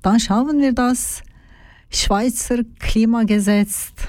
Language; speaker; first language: German; non-native, learner; Turkish